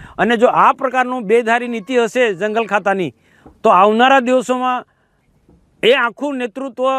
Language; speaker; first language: Gujarati; non-native, local second language; Vasavi